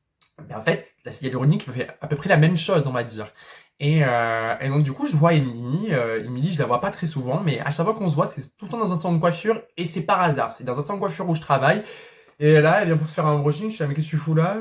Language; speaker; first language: French; native; French